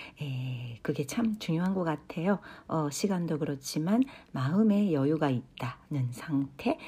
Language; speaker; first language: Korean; non-native, fluent; Japanese